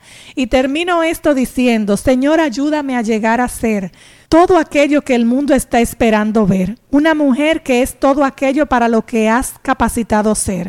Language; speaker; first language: Spanish; native; Spanish